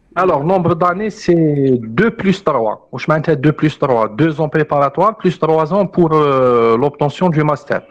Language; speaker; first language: French; non-native, local second language; Arabic